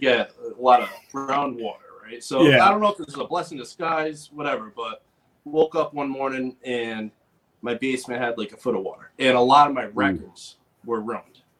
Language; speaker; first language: English; native; English